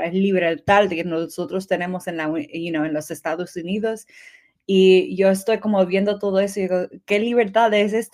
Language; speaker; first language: Spanish; early bilingual, heritage; English